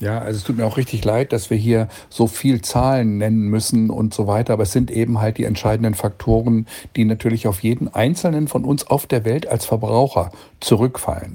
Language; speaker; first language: German; native; German